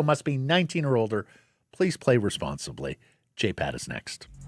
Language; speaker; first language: English; native; English